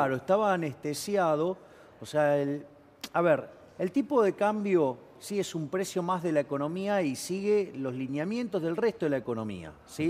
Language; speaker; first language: Spanish; native; Spanish